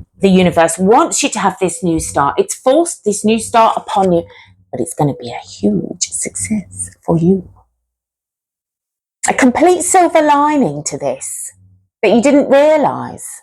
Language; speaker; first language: English; native; English